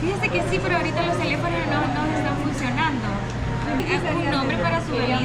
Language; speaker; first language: Spanish; native; Spanish